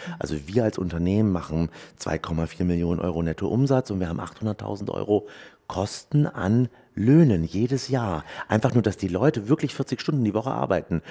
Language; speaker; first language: German; native; German